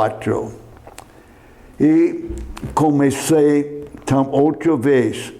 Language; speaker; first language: Portuguese; non-native, fluent; English